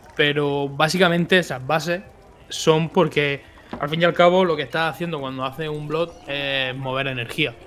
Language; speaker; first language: Spanish; native; Spanish